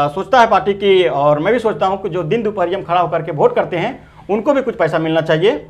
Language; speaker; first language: Hindi; native; Hindi